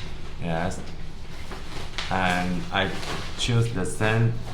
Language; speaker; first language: English; non-native, learner; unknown